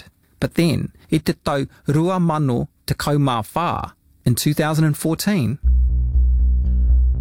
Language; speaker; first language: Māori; non-native, local second language; English